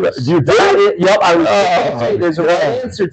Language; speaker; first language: English; native; English